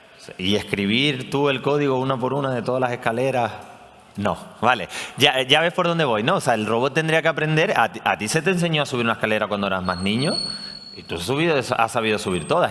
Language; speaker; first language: Spanish; native; Spanish